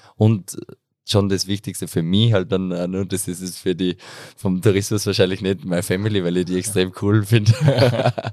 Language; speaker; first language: German; native; German